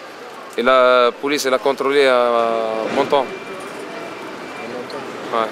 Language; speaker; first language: French; non-native, learner; Arabic